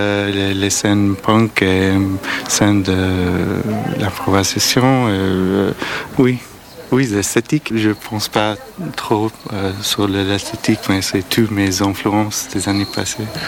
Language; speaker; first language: French; non-native, learner; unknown